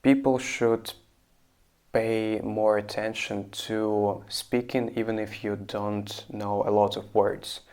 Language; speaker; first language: English; non-native, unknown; Russian